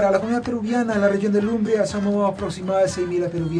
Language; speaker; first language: Italian; non-native, fluent; Spanish